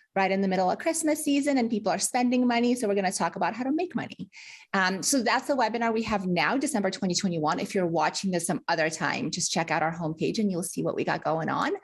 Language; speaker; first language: English; early bilingual, other home language; Russian